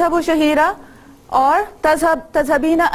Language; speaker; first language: Arabic; non-native, fluent; Urdu